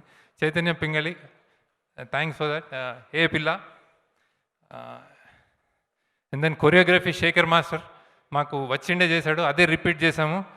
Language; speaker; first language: Telugu; native; Telugu